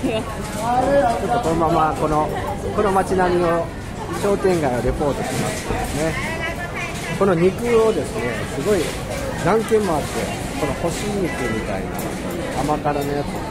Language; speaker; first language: Japanese; native; Japanese